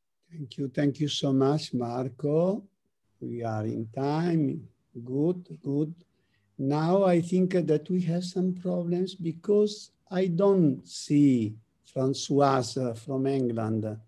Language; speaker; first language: English; non-native, learner; Italian